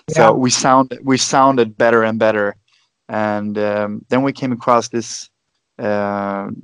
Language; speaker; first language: English; non-native, fluent; Swedish